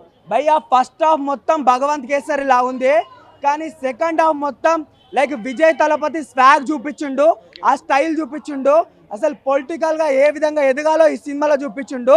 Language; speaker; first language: Telugu; native; Telugu